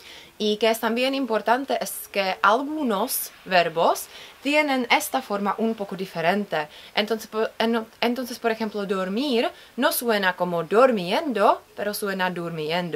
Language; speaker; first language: Spanish; non-native, fluent; Czech